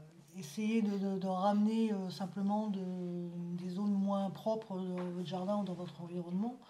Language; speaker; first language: French; native; French